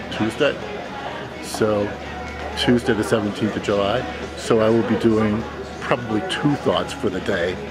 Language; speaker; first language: English; native; English